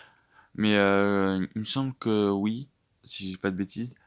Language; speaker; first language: French; native; French